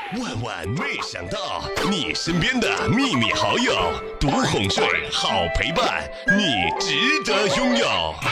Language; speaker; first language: Chinese; native; Chinese